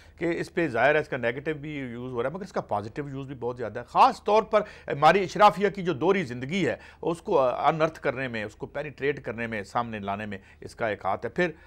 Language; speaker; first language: Urdu; non-native, local second language; Punjabi